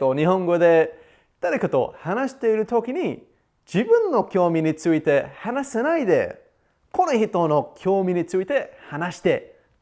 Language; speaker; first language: Japanese; non-native, learner; English